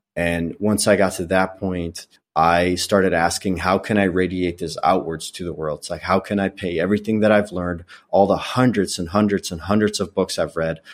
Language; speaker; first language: English; non-native, fluent; Dutch